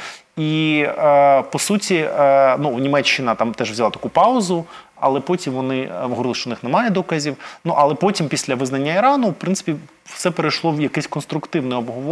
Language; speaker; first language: Ukrainian; non-native, local second language; Russian